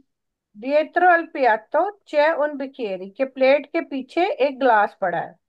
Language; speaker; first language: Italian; non-native, fluent; Hindi